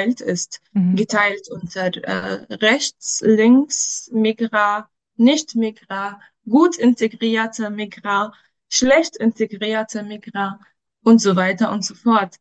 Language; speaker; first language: German; non-native, fluent; Arabic